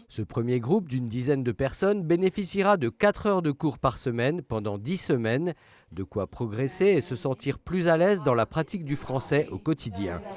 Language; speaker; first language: French; native; French